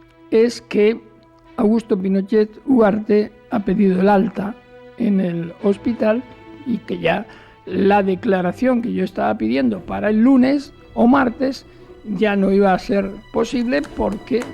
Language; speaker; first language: Spanish; native; Spanish